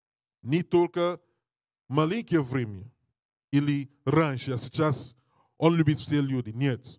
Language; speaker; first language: Russian; non-native, learner; English